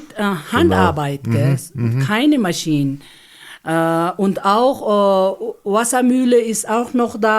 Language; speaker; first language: German; non-native, learner; Ladakhi